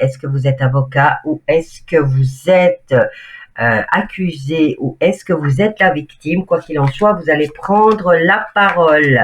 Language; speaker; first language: French; native; French